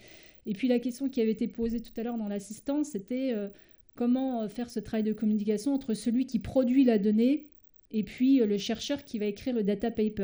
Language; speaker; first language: French; native; French